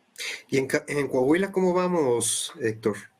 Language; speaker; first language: Spanish; native; Spanish